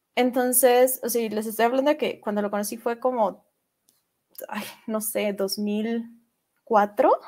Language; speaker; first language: Spanish; native; Spanish